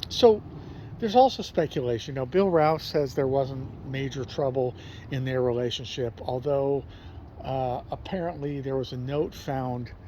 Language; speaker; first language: English; native; English